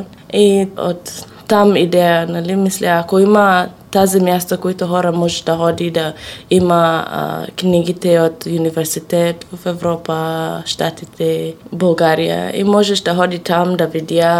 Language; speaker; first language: Bulgarian; non-native, learner; English